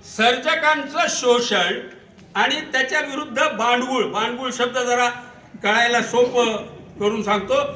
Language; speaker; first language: Marathi; non-native, local second language; Urdu